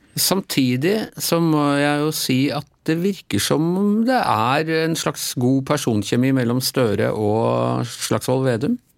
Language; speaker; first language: Norwegian; native; Norwegian